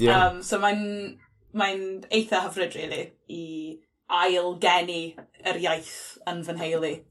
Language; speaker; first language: Welsh; non-native, local second language; English